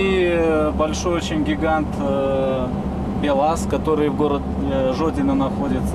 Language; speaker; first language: Russian; native; Russian